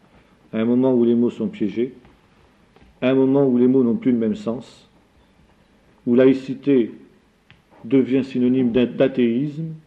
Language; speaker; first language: French; native; French